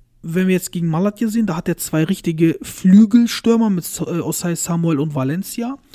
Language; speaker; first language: German; early bilingual, other home language; Turkish